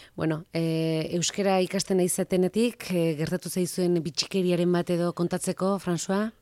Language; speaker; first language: Basque; native; Basque